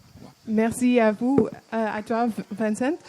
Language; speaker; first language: French; non-native, fluent; Dutch